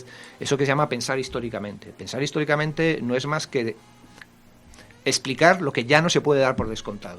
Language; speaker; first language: Spanish; native; Spanish